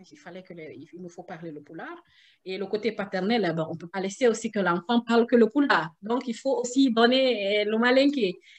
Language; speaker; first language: French; non-native, local second language; Susu